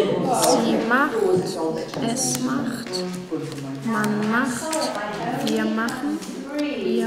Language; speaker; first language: German; non-native, learner; English